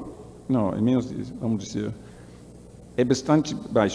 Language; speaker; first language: Portuguese; non-native, learner; English